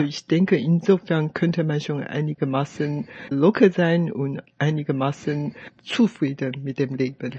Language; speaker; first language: German; non-native, fluent; Chinese